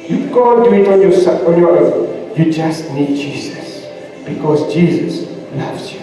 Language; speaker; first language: English; non-native, local second language; Afrikaans